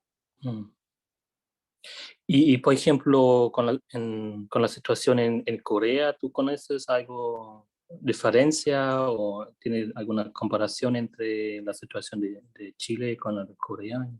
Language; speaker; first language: Spanish; non-native, fluent; Vietnamese